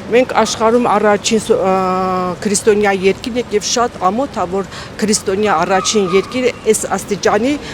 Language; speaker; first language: Armenian; native; Armenian